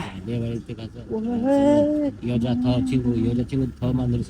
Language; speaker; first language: Korean; non-native, learner; Nepali